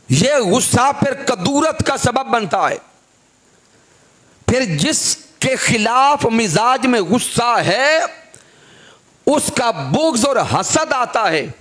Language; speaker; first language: Urdu; native; Urdu